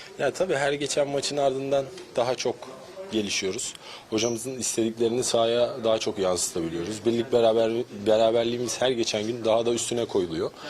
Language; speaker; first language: Turkish; native; Turkish